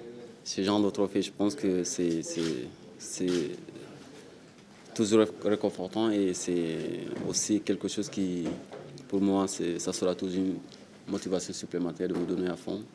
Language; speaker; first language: French; non-native, local second language; Wolof